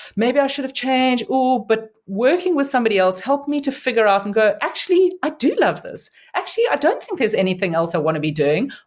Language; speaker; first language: English; native; English